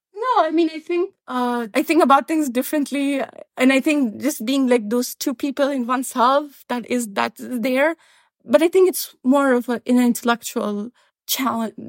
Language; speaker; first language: English; non-native, fluent; Pashto